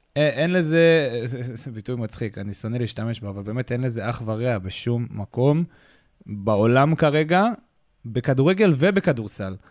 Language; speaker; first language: Hebrew; native; Hebrew